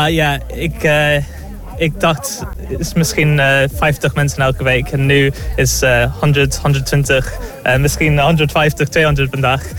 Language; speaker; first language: Dutch; non-native, fluent; English